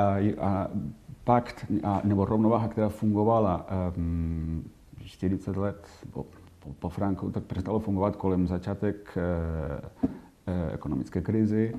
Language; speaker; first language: Czech; non-native, fluent; Catalan